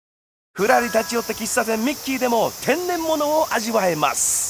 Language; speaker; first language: Japanese; native; Japanese